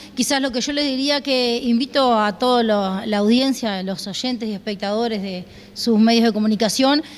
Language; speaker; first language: Spanish; native; Spanish